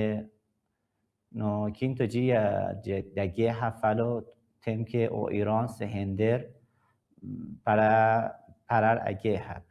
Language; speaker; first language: Portuguese; non-native, learner; Persian